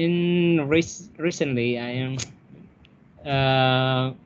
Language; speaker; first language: English; non-native, learner; Vietnamese